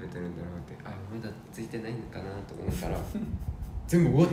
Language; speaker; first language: Japanese; non-native, fluent; Korean